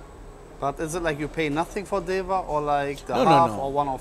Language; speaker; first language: English; non-native, learner; German